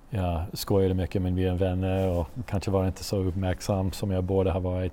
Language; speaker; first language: Swedish; non-native, fluent; English